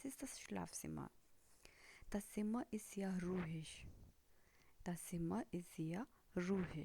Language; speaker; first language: German; non-native, fluent; Hindi